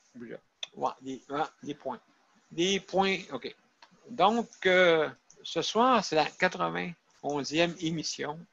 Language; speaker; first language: French; native; French